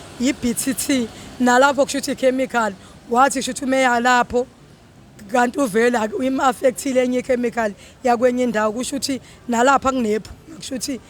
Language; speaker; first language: Zulu; native; Zulu